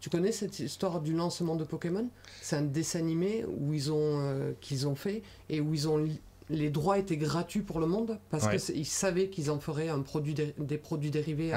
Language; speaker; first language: French; native; French